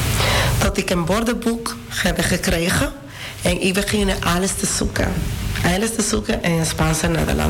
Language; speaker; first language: Dutch; non-native, fluent; Spanish